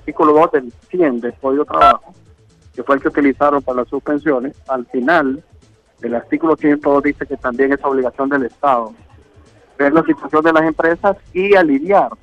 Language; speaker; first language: Spanish; native; Spanish